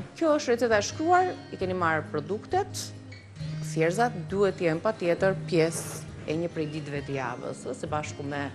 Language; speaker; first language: Albanian; native; Albanian